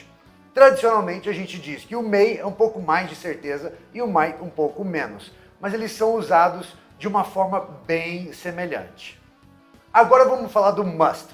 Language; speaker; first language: Portuguese; non-native, fluent; English